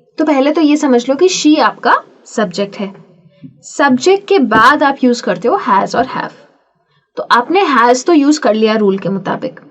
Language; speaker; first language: Hindi; native; Hindi